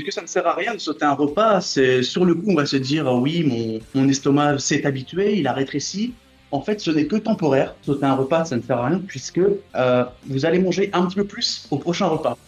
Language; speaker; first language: French; native; French